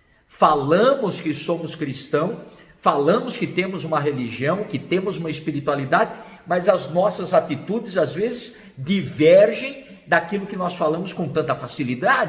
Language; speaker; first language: Portuguese; native; Portuguese